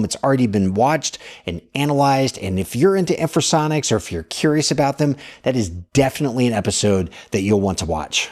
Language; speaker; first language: English; native; English